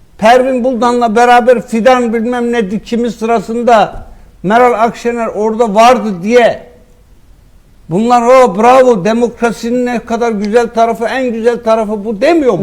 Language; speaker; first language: Turkish; native; Turkish